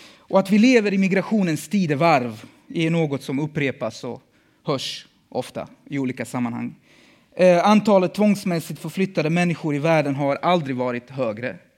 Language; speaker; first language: Swedish; early bilingual, other home language; Bosnian